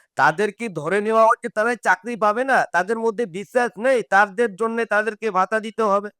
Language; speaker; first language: Bangla; non-native, local second language; Santali